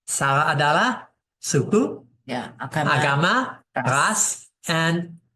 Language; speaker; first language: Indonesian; non-native, fluent; English